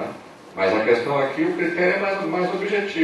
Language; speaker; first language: Portuguese; native; Portuguese